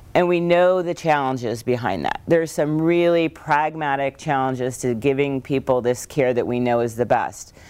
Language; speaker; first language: English; native; English